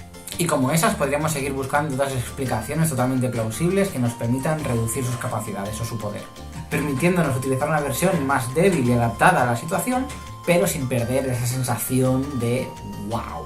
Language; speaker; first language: Spanish; native; Spanish